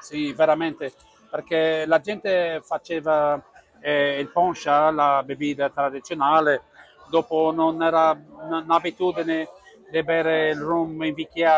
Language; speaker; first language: Italian; non-native, learner; Portuguese